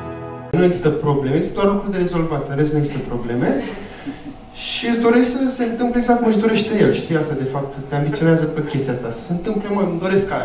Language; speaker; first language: Romanian; native; Romanian